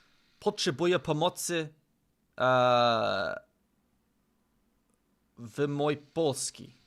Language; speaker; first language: Polish; non-native, learner; English